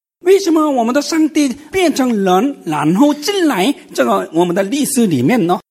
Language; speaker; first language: Chinese; non-native, fluent; Korean